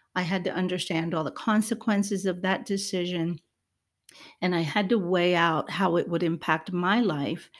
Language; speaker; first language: English; early bilingual, other home language; Spanish